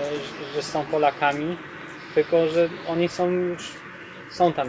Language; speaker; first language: Polish; non-native, fluent; German